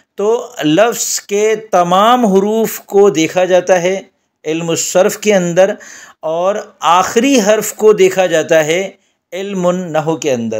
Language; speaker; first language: Urdu; native; Urdu